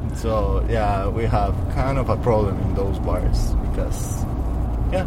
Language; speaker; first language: English; non-native, fluent; Spanish